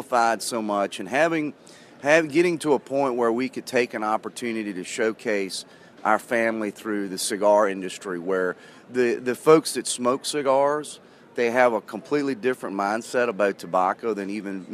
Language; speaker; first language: English; native; English